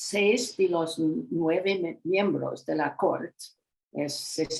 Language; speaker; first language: Spanish; non-native, learner; English